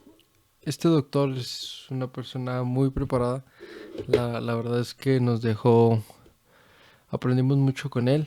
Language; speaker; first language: Spanish; native; Spanish